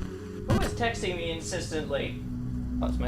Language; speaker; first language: English; native; English